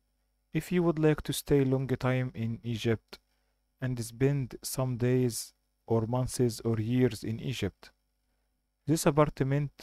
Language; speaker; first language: English; non-native, learner; Arabic